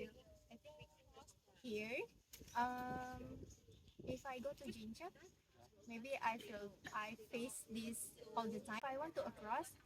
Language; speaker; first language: English; non-native, local second language; Malay